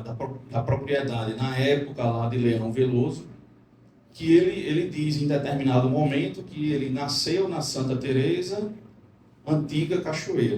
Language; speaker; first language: Portuguese; native; Portuguese